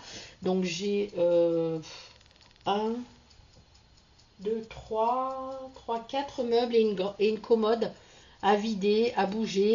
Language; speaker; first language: French; native; French